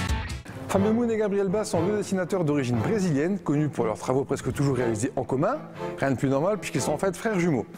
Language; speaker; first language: French; native; French